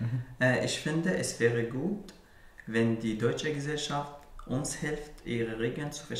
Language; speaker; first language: German; non-native, learner; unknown